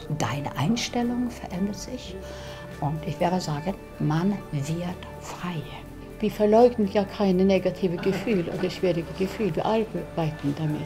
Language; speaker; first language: German; non-native, fluent; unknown